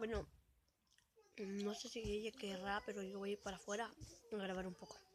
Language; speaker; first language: Spanish; native; Spanish